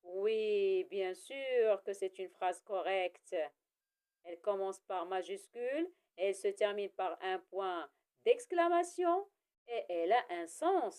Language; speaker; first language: French; non-native, local second language; Arabic